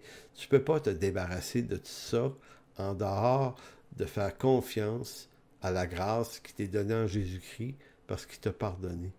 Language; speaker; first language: French; native; French